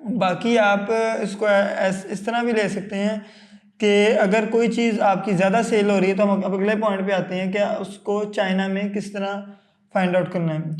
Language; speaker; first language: Urdu; non-native, local second language; Punjabi